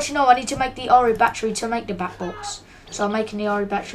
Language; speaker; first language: English; native; English